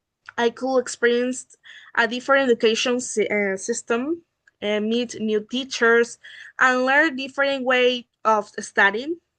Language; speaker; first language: English; non-native, learner; Spanish